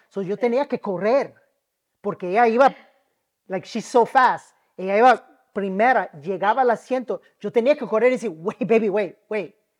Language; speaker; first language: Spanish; early bilingual, heritage; Spanish